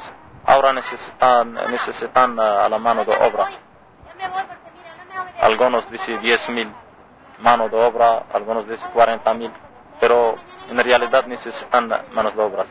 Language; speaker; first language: Spanish; non-native, learner; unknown